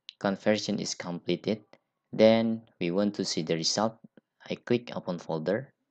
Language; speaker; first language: English; non-native, learner; Indonesian